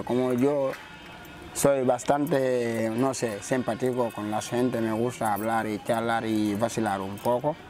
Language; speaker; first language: Spanish; non-native, fluent; Wolof